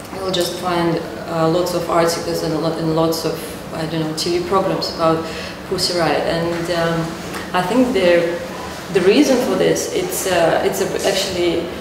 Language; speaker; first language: English; non-native, fluent; Russian